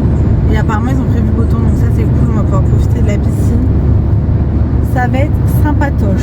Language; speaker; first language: French; native; French